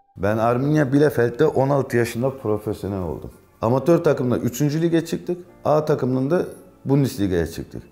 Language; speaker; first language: Turkish; early bilingual, heritage; Turkish